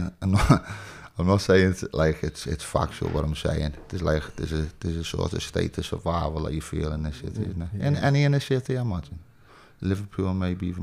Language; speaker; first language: English; native; English